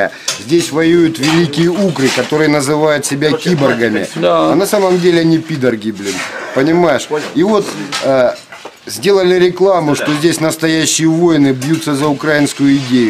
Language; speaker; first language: Russian; native; Russian